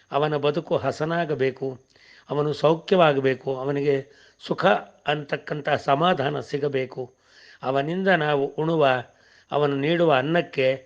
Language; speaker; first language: Kannada; non-native, local second language; Tamil